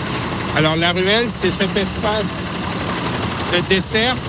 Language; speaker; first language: French; native; French